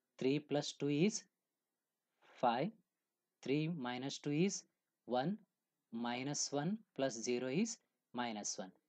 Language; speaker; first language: English; non-native, local second language; Kannada